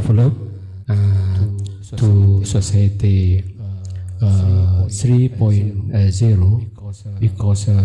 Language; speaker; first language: English; non-native, learner; Indonesian